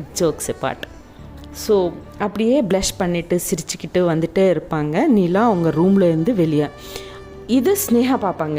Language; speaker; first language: Tamil; non-native, local second language; Telugu